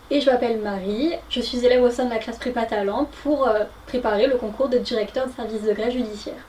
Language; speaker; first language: French; native; French